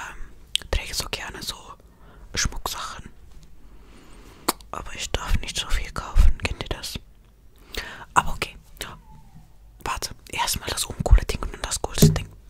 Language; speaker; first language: German; non-native, fluent; Estonian